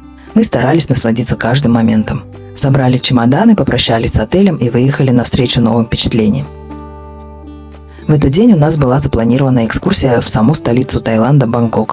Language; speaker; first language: Russian; native; Russian